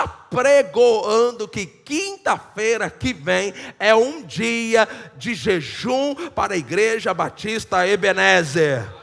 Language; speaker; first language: Portuguese; native; Portuguese